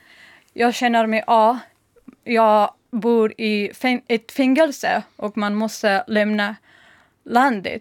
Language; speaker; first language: Swedish; non-native, learner; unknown